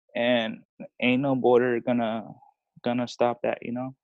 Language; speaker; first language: English; early bilingual, other home language; Spanish